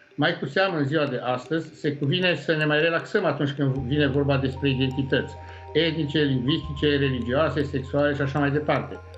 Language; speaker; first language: Romanian; native; Romanian